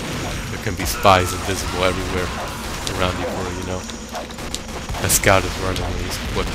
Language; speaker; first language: English; native; English